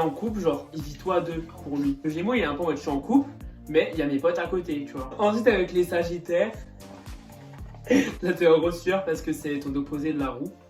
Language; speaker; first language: French; native; French